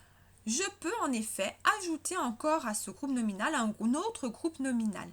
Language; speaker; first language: French; native; French